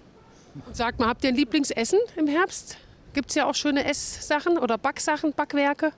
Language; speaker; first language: German; native; German